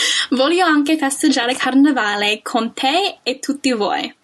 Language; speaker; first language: Italian; non-native, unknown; English